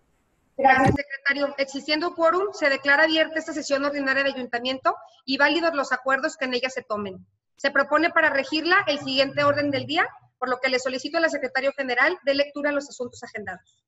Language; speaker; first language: Spanish; native; Spanish